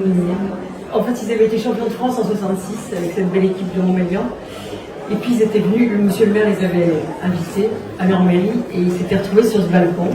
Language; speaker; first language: French; native; French